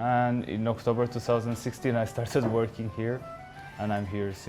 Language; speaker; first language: English; non-native, fluent; Portuguese